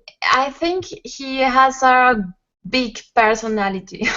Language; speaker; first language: English; non-native, learner; Spanish